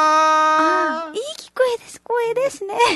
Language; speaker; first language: Japanese; non-native, learner; Nepali